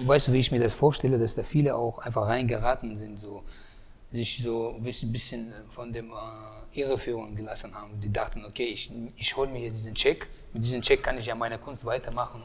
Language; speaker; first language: German; native; German